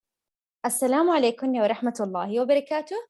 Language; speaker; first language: Arabic; native; Arabic